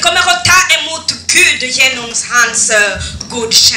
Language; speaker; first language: Swedish; non-native, fluent; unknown